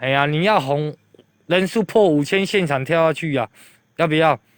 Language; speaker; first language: Chinese; native; Chinese